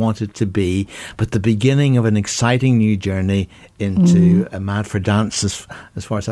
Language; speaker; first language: English; native; English